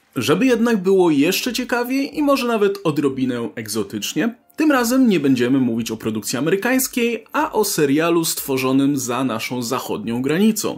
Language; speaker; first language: Polish; native; Polish